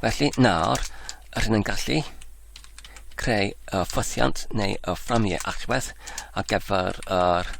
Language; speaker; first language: Welsh; non-native, learner; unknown